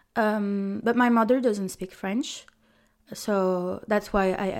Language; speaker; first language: English; non-native, fluent; French